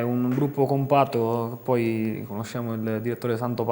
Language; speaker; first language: Italian; native; Italian